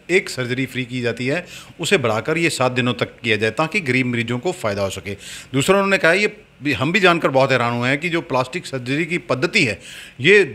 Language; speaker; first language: Hindi; native; Hindi